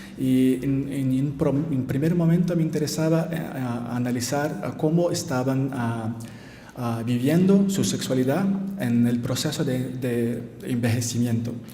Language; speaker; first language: Spanish; non-native, learner; Portuguese